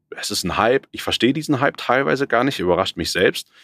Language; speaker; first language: German; native; German